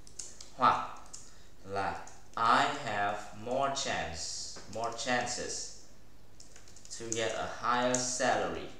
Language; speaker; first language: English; non-native, fluent; Vietnamese